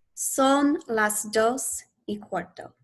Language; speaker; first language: Spanish; non-native, fluent; English